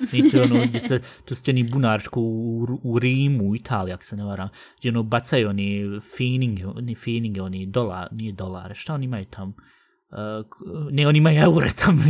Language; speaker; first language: Bosnian; early bilingual, heritage; Bosnian